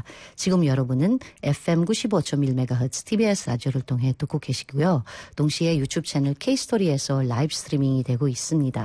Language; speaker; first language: Korean; non-native, fluent; Filipino